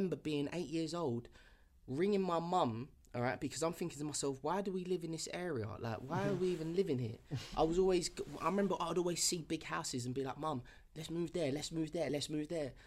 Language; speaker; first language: English; early bilingual, other home language; Yoruba